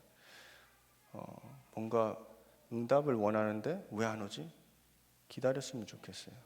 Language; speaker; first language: Korean; non-native, fluent; Spanish